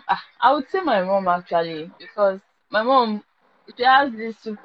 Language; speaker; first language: English; non-native, local second language; Igbo